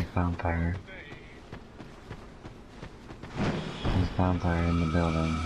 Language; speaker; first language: English; native; English